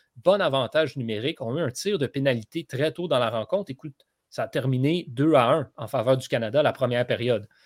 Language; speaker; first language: French; native; French